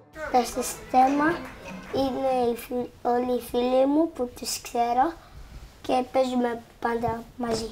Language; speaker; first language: Greek; early bilingual, other home language; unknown